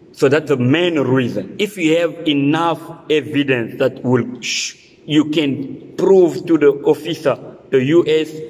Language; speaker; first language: English; non-native, fluent; French